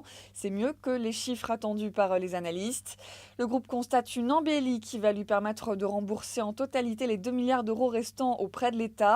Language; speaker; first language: French; native; French